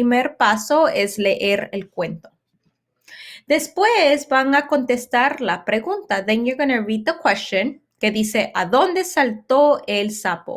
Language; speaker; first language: Spanish; early bilingual, heritage; Spanish